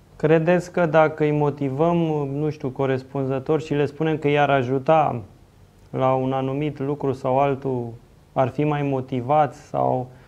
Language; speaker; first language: Romanian; native; Romanian